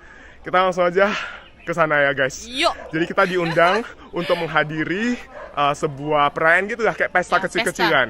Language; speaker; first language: Indonesian; non-native, fluent; Chinese